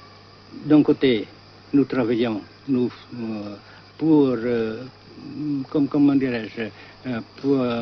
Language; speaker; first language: French; non-native, local second language; Vietnamese